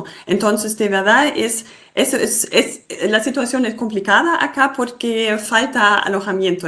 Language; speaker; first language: Spanish; non-native, fluent; German